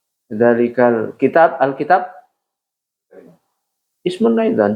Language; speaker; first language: Arabic; non-native, fluent; Indonesian